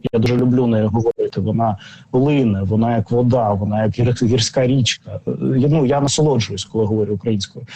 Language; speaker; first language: Ukrainian; non-native, local second language; Russian